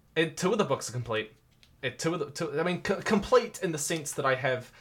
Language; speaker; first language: English; native; English